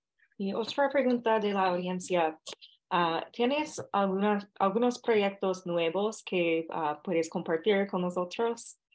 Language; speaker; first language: Spanish; non-native, fluent; English